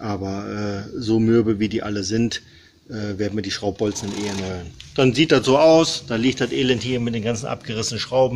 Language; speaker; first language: German; native; German